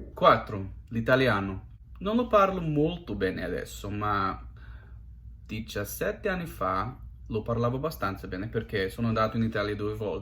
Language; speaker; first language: Italian; non-native, learner; English